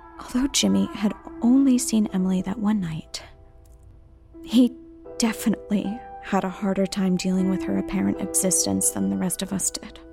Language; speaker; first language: English; native; English